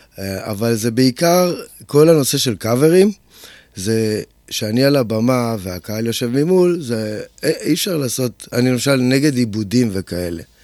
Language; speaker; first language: Hebrew; native; Hebrew